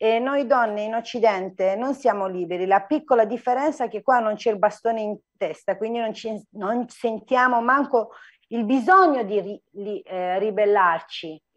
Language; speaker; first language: Italian; non-native, fluent; Turkish